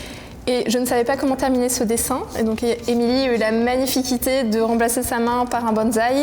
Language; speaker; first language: French; native; French